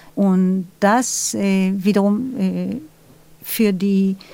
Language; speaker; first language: German; non-native, fluent; Hebrew